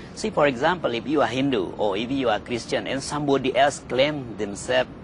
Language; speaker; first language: English; non-native, fluent; Indonesian